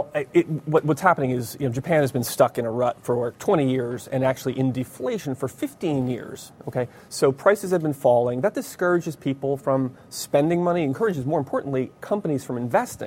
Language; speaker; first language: English; native; English